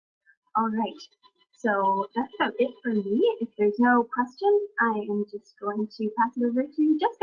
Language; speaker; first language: English; native; English